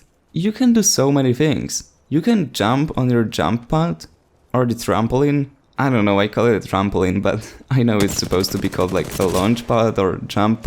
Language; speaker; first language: English; non-native, fluent; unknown